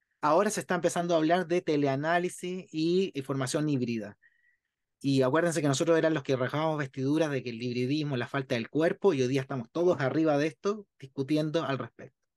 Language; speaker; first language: Spanish; native; Spanish